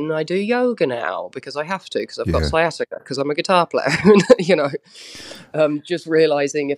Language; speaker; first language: English; native; English